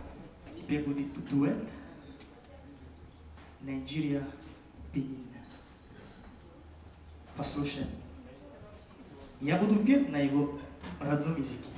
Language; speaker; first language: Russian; non-native, fluent; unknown